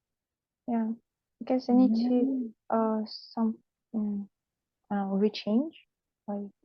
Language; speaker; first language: English; non-native, learner; Russian